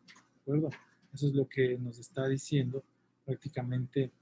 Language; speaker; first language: Spanish; native; Spanish